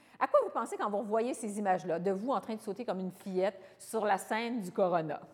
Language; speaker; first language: French; native; French